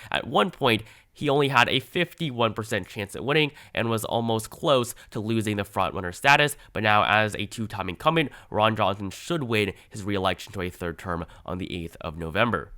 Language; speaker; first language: English; native; English